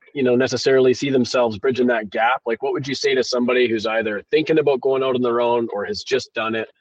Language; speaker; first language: English; native; English